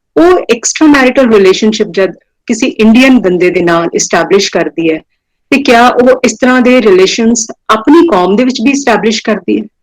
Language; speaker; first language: Punjabi; non-native, local second language; Hindi